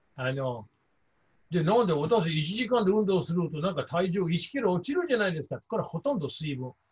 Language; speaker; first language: Japanese; non-native, fluent; English